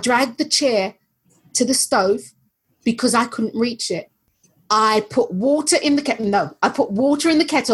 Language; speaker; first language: English; native; English